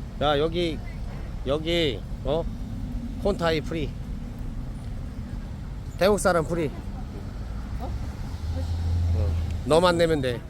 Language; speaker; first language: Korean; non-native, learner; Thai